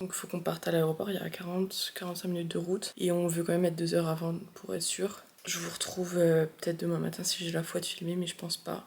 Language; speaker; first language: French; native; French